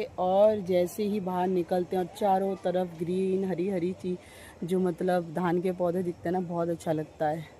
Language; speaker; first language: Hindi; non-native, local second language; Bangla